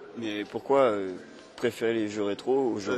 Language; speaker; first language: French; native; French